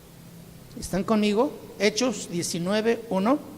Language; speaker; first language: Spanish; native; Spanish